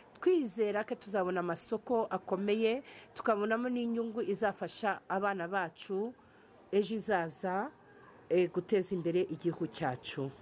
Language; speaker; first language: Kinyarwanda; early bilingual, heritage; Kinyarwanda